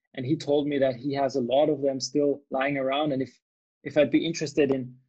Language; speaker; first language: English; non-native, fluent; German